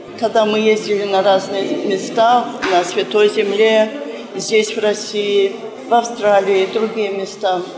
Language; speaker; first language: Russian; early bilingual, heritage; Russian